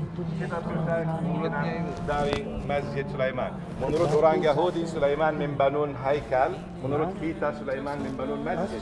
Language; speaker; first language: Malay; non-native, learner; Arabic